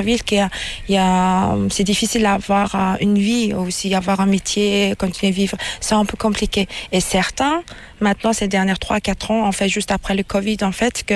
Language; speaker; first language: French; non-native, fluent; Mongolian